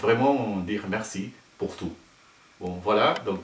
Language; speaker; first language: French; non-native, fluent; Spanish